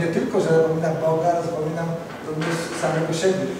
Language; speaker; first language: Polish; native; Polish